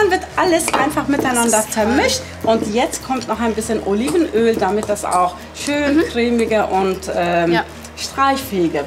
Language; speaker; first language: German; early bilingual, other home language; Turkish